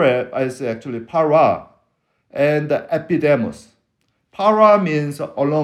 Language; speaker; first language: English; non-native, fluent; Korean